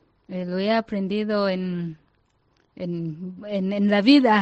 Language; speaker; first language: Spanish; non-native, fluent; Ganda